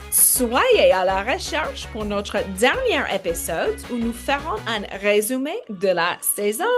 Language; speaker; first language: French; non-native, fluent; English